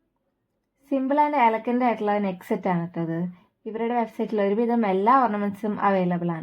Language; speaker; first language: Malayalam; native; Malayalam